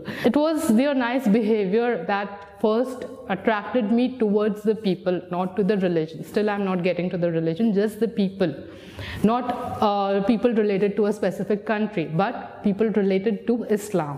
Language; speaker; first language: English; non-native, local second language; Hindi